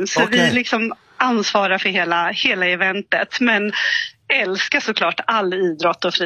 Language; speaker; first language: Swedish; native; Swedish